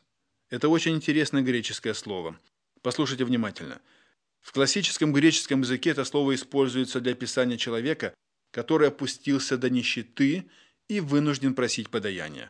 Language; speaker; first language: Russian; native; Russian